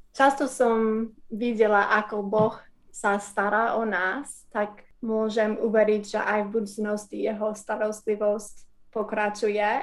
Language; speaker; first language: Slovak; non-native, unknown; English